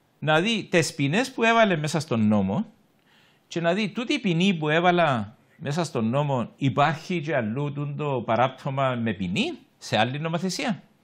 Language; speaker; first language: Greek; native; Greek